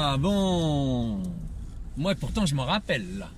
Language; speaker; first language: French; native; French